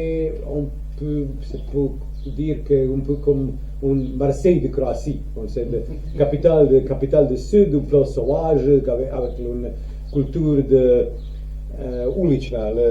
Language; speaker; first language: French; non-native, learner; Croatian